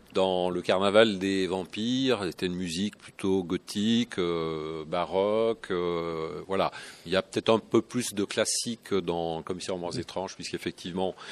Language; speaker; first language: French; native; French